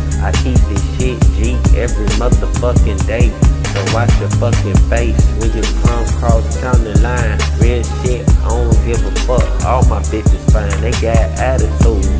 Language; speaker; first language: English; native; English